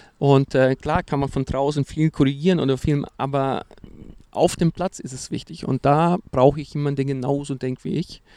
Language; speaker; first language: German; non-native, fluent; Portuguese